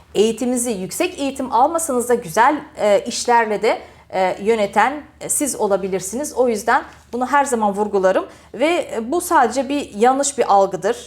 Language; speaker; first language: Turkish; early bilingual, heritage; Turkish